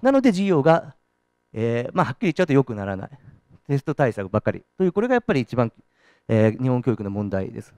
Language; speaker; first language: Japanese; native; Japanese